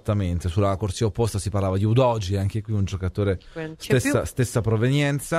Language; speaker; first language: Italian; native; Italian